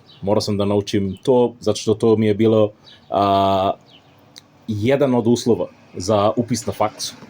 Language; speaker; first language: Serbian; non-native, fluent; English